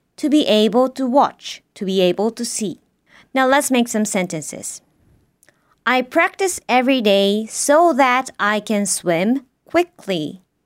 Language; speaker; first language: English; non-native, fluent; Japanese